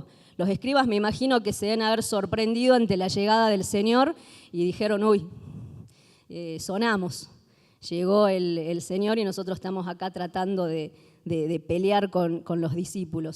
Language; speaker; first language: Spanish; native; Spanish